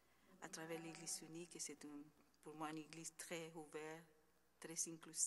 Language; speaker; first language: French; non-native, fluent; Spanish